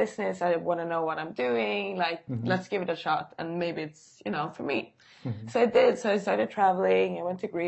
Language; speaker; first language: English; non-native, fluent; Swedish